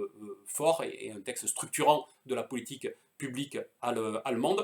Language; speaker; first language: French; native; French